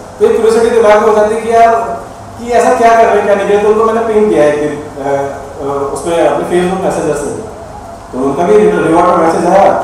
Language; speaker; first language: Hindi; native; Hindi